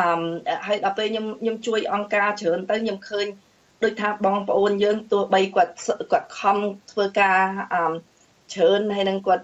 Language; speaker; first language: Khmer; early bilingual, heritage; Khmer